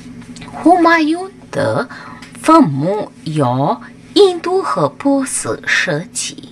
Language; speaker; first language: Chinese; non-native, fluent; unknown